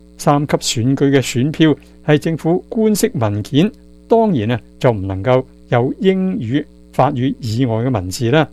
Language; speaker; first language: Chinese; non-native, local second language; Cantonese